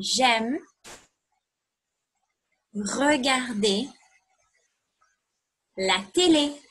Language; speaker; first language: French; non-native, fluent; English